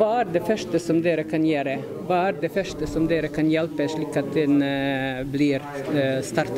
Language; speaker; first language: Norwegian; non-native, fluent; Bosnian